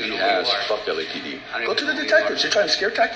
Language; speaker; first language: English; native; English